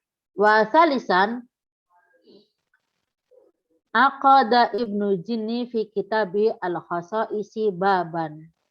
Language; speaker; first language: Arabic; non-native, fluent; Indonesian